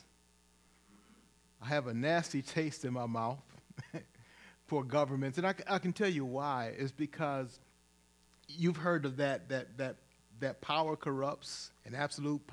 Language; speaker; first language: English; native; English